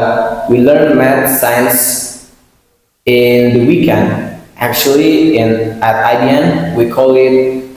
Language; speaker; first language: English; non-native, learner; Indonesian